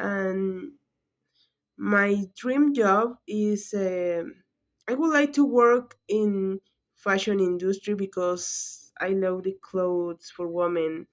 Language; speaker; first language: English; non-native, learner; Spanish